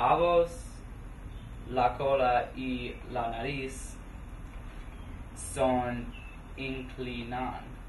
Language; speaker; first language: Spanish; non-native, learner; English